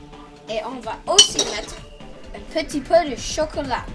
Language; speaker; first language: French; non-native, learner; English